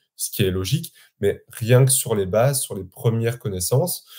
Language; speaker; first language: French; native; French